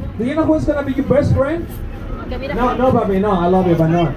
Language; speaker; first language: English; non-native, fluent; Spanish